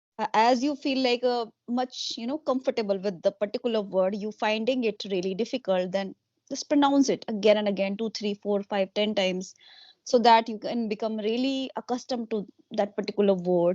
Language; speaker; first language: English; non-native, local second language; Hindi